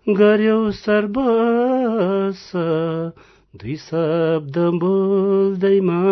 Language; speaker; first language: Nepali; non-native, local second language; Gurung